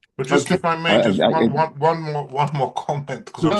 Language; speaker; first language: English; native; English